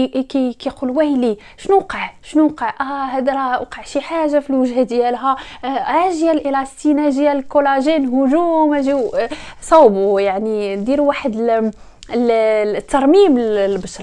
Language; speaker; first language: Arabic; native; Arabic